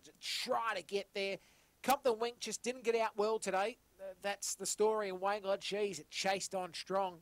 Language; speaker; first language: English; native; English